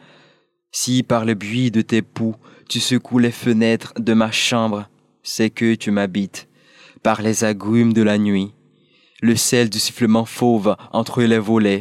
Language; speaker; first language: French; non-native, local second language; Haitian Creole